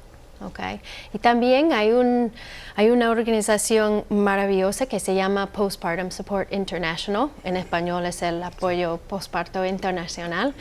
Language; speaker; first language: Spanish; non-native, fluent; English